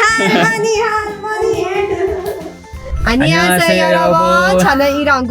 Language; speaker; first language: Korean; non-native, learner; Persian